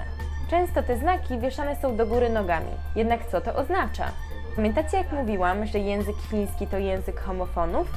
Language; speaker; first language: Polish; native; Polish